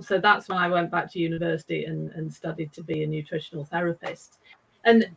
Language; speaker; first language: English; native; English